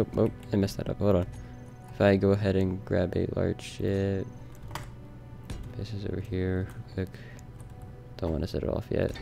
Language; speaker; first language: English; native; English